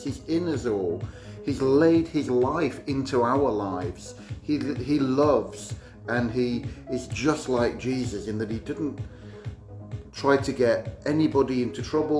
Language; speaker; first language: English; native; English